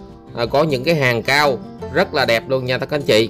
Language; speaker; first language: Vietnamese; native; Vietnamese